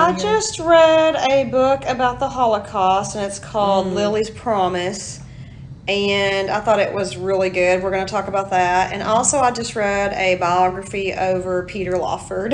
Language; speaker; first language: English; native; English